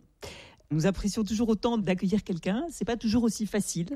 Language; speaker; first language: French; native; French